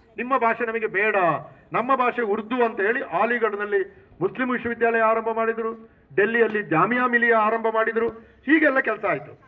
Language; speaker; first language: Kannada; non-native, local second language; Tulu